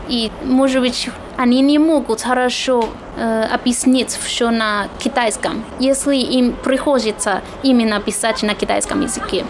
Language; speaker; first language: Russian; non-native, fluent; Chinese